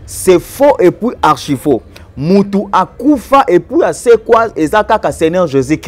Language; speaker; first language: French; non-native, local second language; Lingala